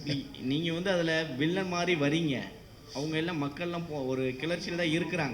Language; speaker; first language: Tamil; native; Tamil